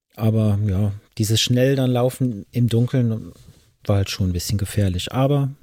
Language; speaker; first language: German; native; German